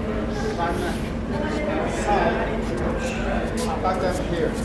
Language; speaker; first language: English; non-native, learner; Spanish